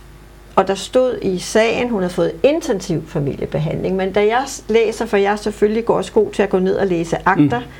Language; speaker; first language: Danish; native; Danish